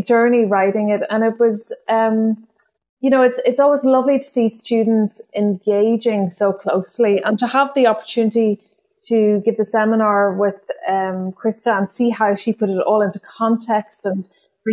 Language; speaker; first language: English; non-native, local second language; Irish